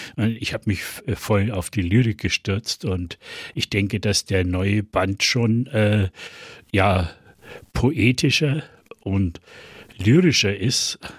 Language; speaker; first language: German; native; German